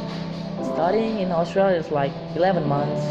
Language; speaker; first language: English; non-native, fluent; Indonesian